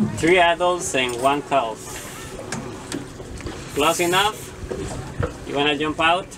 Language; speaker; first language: English; non-native, fluent; Spanish